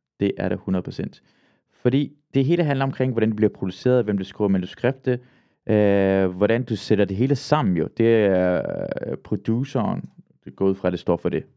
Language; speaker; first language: Danish; early bilingual, other home language; Persian